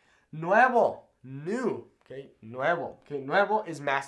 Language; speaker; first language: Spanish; non-native, fluent; English